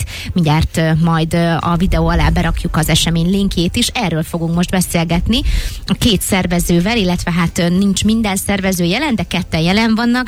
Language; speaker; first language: Hungarian; native; Hungarian